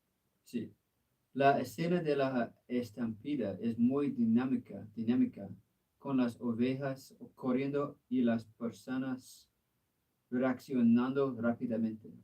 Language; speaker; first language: Spanish; non-native, learner; English